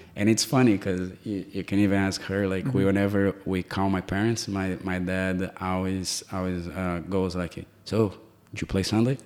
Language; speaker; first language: English; non-native, fluent; Portuguese